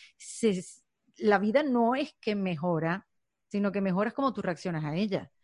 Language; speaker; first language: Spanish; native; Spanish